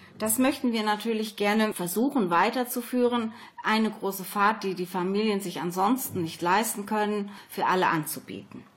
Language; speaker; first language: German; native; German